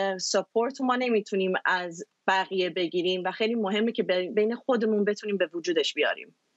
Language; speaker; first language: Persian; early bilingual, heritage; Persian